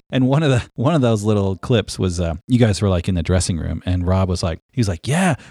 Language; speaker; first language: English; native; English